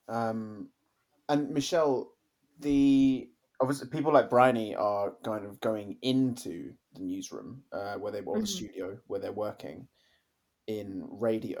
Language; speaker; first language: English; native; English